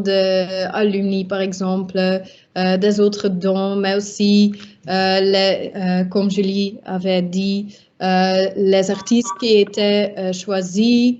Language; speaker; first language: French; non-native, local second language; Dutch